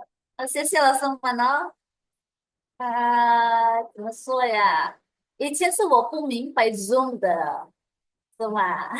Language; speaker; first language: Chinese; non-native, learner; Indonesian